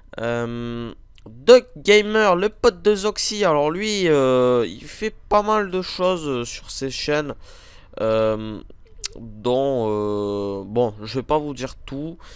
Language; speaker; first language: French; native; French